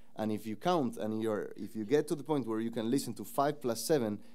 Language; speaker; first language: English; non-native, fluent; Spanish